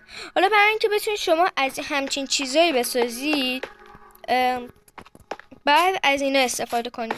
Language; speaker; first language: Persian; native; Persian